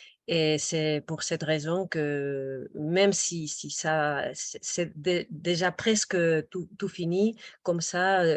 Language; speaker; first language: French; non-native, local second language; Spanish